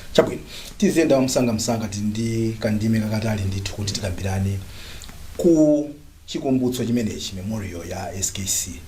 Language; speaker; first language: Nyanja; native; Nyanja